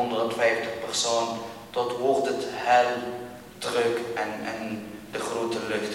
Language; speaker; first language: Dutch; non-native, learner; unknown